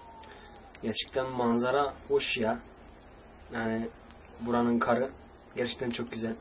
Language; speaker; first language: Turkish; native; Turkish